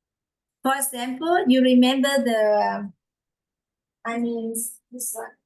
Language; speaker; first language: English; non-native, fluent; Vietnamese